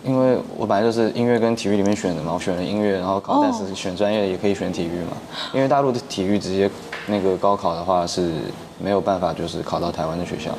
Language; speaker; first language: Chinese; native; Chinese